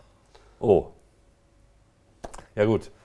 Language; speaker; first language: German; native; German